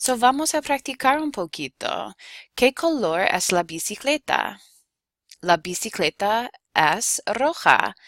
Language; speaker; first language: Spanish; non-native, fluent; English